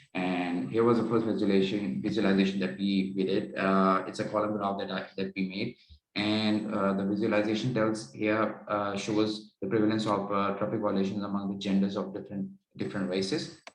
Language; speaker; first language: English; non-native, local second language; Urdu